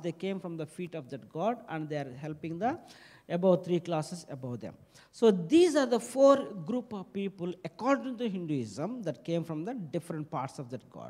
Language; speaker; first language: English; non-native, local second language; Telugu